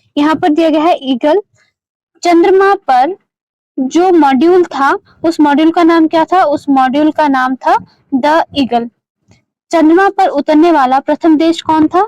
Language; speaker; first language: Hindi; native; Hindi